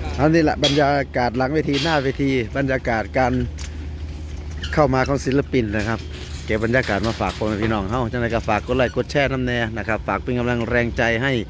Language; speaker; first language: Thai; non-native, local second language; Northeastern Thai